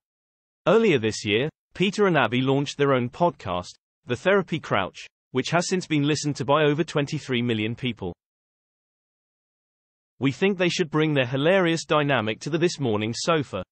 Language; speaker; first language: English; native; English